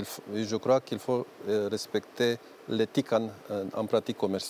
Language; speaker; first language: French; non-native, fluent; Romanian